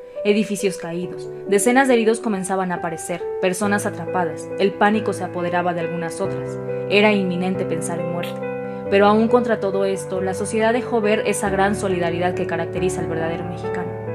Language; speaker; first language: Spanish; native; Spanish